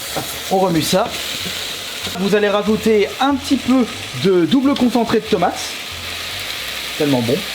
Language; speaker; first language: French; native; French